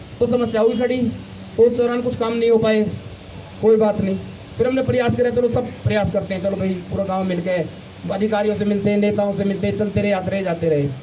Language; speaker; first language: Hindi; native; Hindi